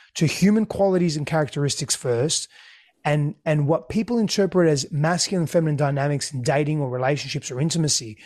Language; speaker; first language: English; non-native, local second language; Greek